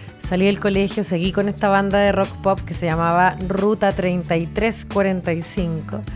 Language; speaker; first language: Spanish; native; Spanish